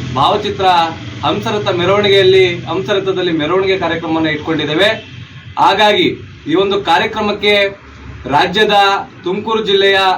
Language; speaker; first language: Kannada; non-native, local second language; Lambadi